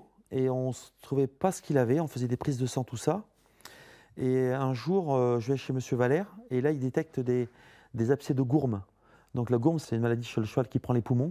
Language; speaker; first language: French; native; French